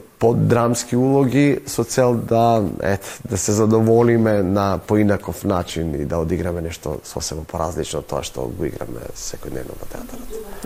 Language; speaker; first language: Macedonian; native; Macedonian